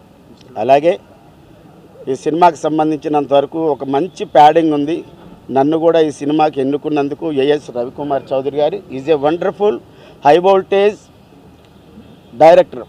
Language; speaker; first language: Telugu; native; Telugu